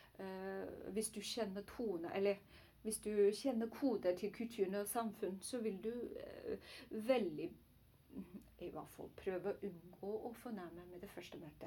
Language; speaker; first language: Norwegian; non-native, learner; Chinese